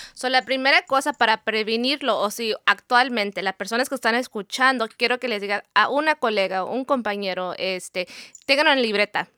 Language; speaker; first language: Spanish; early bilingual, heritage; Spanish